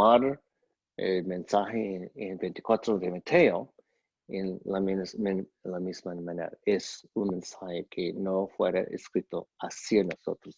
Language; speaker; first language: Spanish; non-native, fluent; English